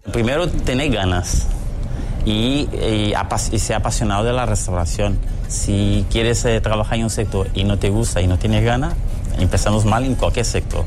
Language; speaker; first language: Spanish; early bilingual, heritage; Portuguese